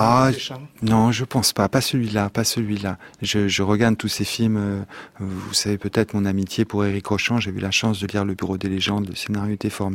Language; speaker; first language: French; native; French